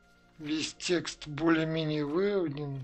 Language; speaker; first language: Russian; native; Russian